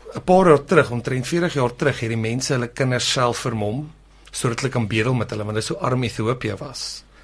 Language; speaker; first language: Afrikaans; native; Afrikaans